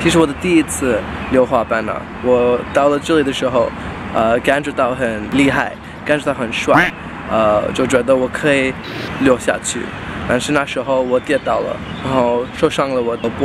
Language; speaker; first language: Chinese; non-native, fluent; Hindi